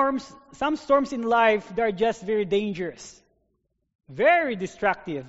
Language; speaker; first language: English; non-native, local second language; Filipino